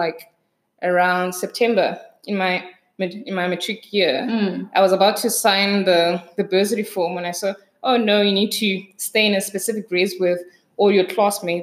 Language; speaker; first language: English; non-native, local second language; Southern Sotho